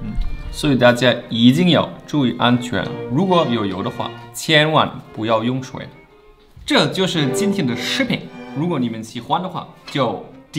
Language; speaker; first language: Chinese; non-native, fluent; German